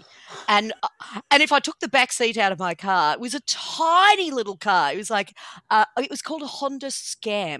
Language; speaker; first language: English; native; English